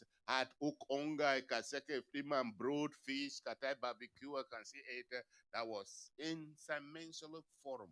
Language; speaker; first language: Dutch; non-native, fluent; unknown